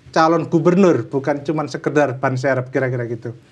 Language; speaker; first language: Indonesian; native; Indonesian